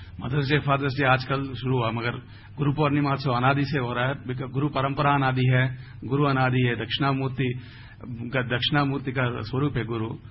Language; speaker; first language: Hindi; non-native, local second language; Tamil